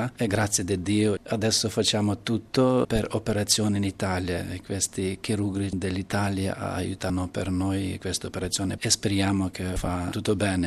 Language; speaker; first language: Italian; non-native, learner; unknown